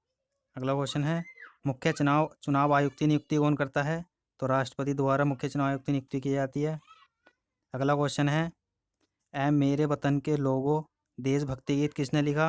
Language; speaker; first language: Hindi; native; Hindi